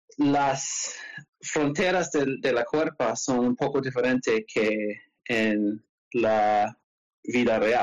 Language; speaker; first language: Spanish; non-native, learner; English